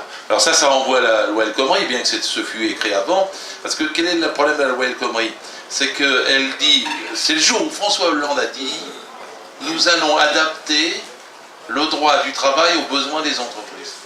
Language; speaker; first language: French; native; French